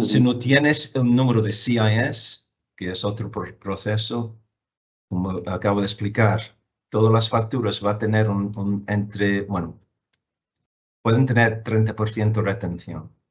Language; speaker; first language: Spanish; non-native, fluent; English